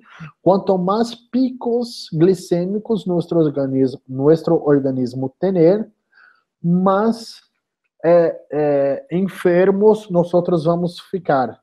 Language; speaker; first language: Spanish; non-native, learner; Portuguese